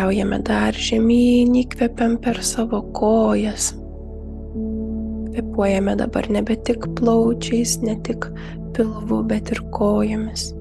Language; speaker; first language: Lithuanian; native; Lithuanian